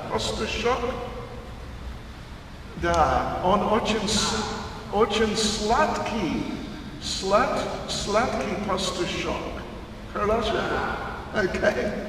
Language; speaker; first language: Russian; non-native, learner; English